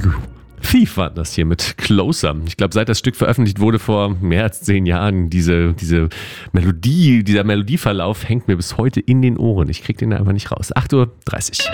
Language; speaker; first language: German; native; German